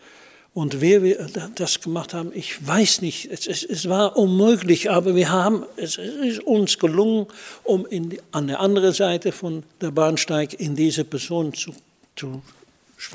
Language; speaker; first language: German; non-native, fluent; Dutch